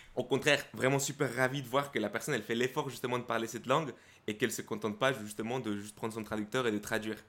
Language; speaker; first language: French; early bilingual, other home language; Spanish